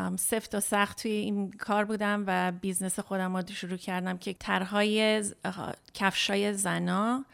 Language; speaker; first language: Persian; early bilingual, heritage; Persian